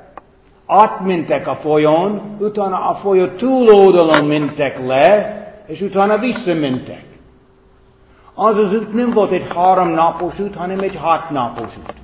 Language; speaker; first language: Hungarian; non-native, fluent; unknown